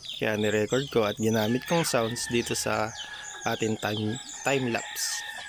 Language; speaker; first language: Filipino; native; Filipino